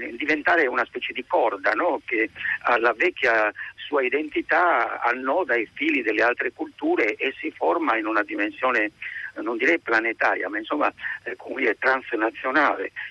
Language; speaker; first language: Italian; native; Italian